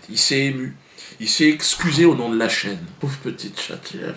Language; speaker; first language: French; native; French